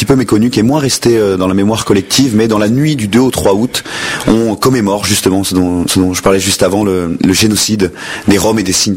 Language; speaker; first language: French; native; French